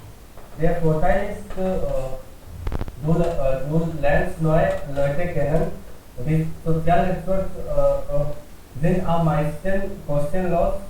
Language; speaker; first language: German; non-native, learner; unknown